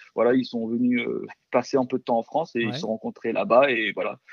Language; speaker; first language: French; early bilingual, other home language; Korean